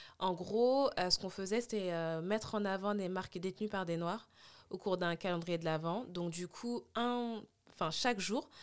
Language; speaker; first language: French; native; French